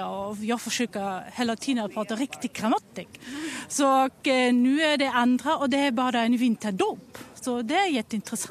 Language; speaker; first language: Swedish; non-native, learner; German